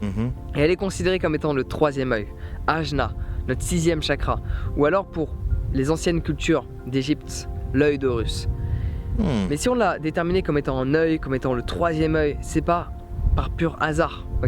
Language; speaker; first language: French; native; French